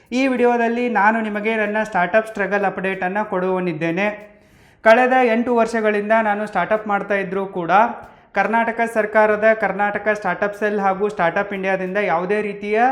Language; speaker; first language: Kannada; native; Kannada